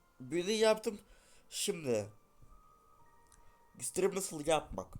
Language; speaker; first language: Turkish; non-native, learner; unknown